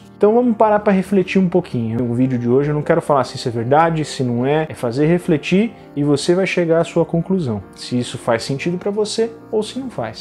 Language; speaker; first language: Portuguese; native; Portuguese